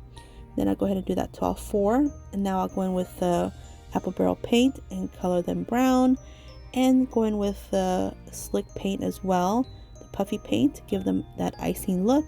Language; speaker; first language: English; native; English